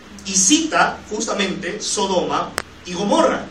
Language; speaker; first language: Spanish; native; Spanish